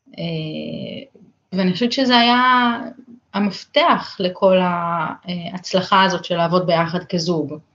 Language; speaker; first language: Hebrew; native; Hebrew